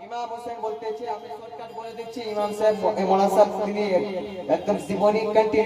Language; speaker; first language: Bangla; non-native, local second language; Urdu